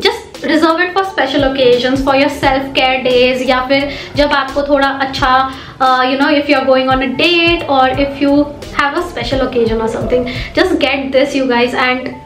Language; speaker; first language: English; non-native, local second language; Hindi